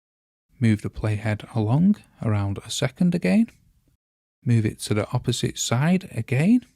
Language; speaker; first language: English; native; English